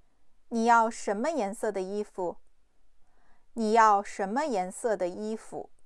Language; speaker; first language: Chinese; non-native, fluent; Urdu